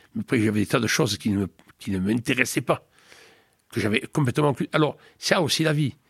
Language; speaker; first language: French; native; French